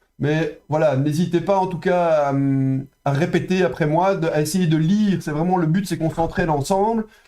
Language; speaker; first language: French; native; French